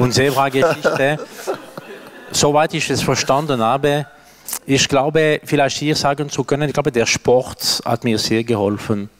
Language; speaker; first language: German; non-native, local second language; French